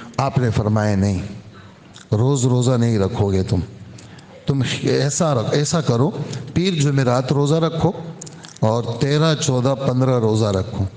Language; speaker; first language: Urdu; native; Urdu